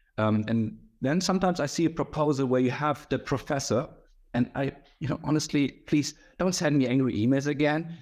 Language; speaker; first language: English; non-native, fluent; German